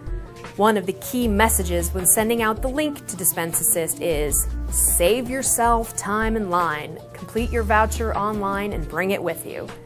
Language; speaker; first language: English; native; English